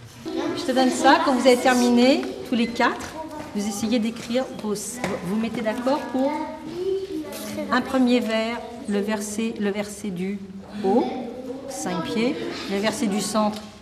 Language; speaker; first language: French; native; French